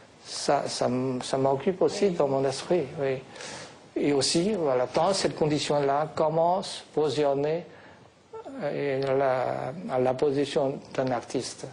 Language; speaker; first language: French; non-native, fluent; Chinese